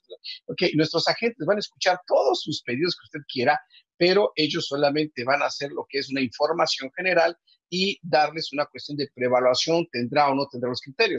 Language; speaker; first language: Spanish; native; Spanish